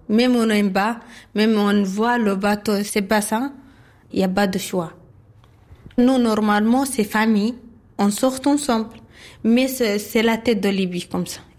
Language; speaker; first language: French; non-native, learner; Arabic